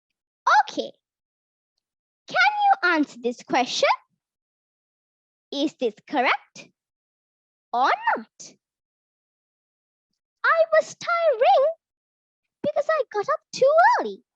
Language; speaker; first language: English; non-native, local second language; Sinhala